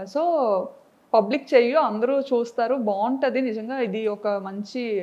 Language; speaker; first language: Telugu; native; Telugu